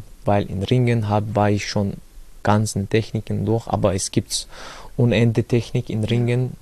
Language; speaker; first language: German; early bilingual, other home language; Chechen